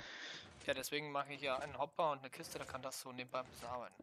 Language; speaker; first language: German; native; German